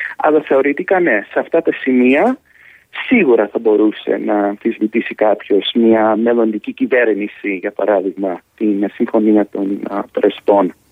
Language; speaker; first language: Greek; early bilingual, heritage; Greek